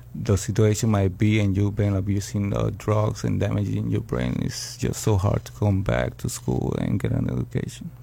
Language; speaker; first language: English; early bilingual, other home language; Spanish